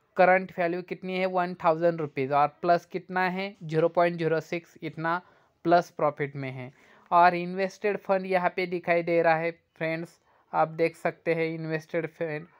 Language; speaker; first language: Hindi; non-native, local second language; Marathi